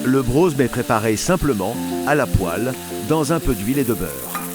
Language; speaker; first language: French; native; French